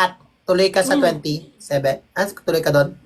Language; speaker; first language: Filipino; native; Filipino